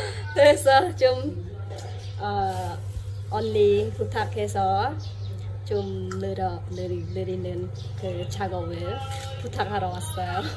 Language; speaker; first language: Korean; non-native, fluent; Khmer